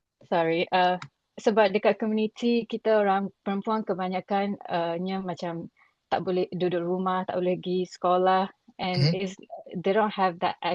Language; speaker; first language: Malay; non-native, local second language; Rohingya